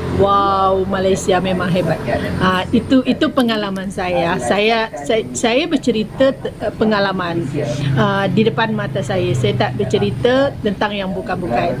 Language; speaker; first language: Indonesian; native; Indonesian